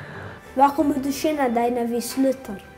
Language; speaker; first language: Swedish; non-native, local second language; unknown